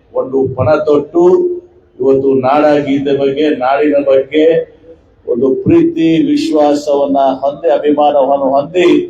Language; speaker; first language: Kannada; native; Kannada